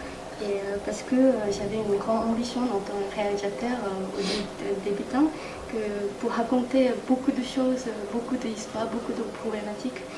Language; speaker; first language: French; non-native, fluent; Korean